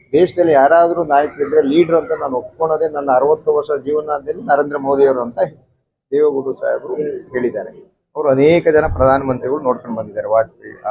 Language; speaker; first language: Kannada; native; Kannada